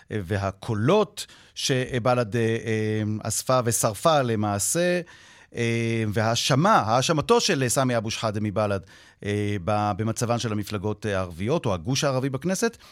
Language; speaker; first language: Hebrew; native; Hebrew